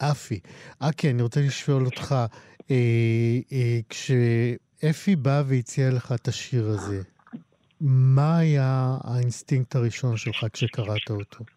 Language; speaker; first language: Hebrew; native; Hebrew